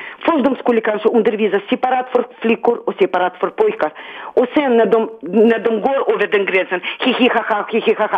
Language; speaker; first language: Swedish; non-native, learner; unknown